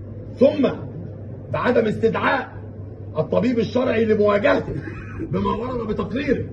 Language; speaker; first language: Arabic; native; Arabic